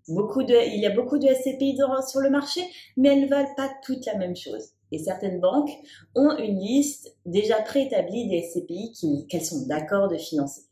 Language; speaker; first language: French; native; French